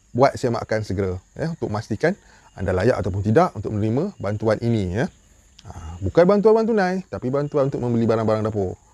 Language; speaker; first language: Malay; native; Malay